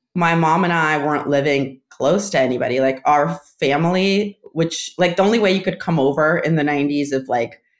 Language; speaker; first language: English; early bilingual, other home language; Russian